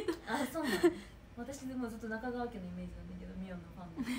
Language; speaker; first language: Japanese; native; Japanese